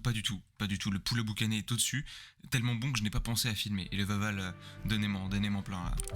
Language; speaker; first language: French; native; French